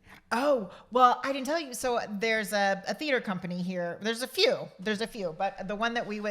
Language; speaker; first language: English; native; English